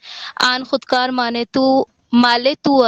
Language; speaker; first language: Persian; non-native, learner; Urdu